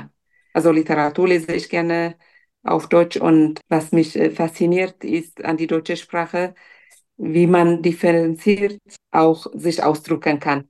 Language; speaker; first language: German; non-native, fluent; Tigrinya